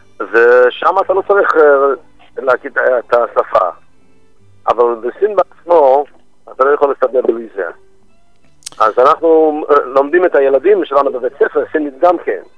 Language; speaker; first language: Hebrew; non-native, fluent; English